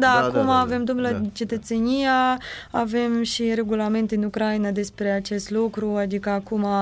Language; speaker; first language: Romanian; non-native, fluent; Ukrainian